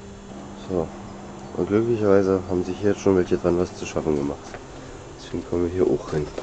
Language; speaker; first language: German; native; German